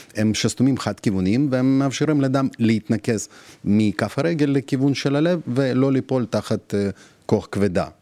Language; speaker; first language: Hebrew; non-native, fluent; Russian